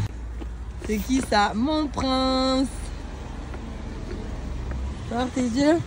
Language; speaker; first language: French; native; French